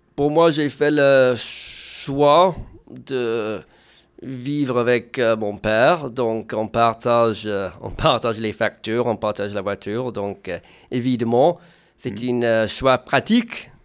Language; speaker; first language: French; early bilingual, other home language; English